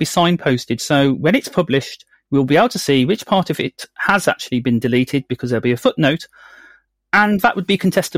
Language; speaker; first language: English; native; English